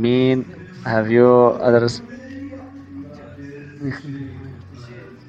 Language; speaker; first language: English; non-native, learner; Arabic